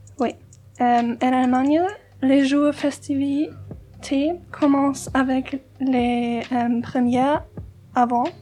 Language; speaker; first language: French; non-native, learner; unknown